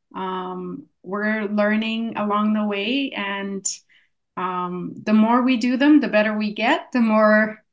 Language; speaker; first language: English; non-native, fluent; Polish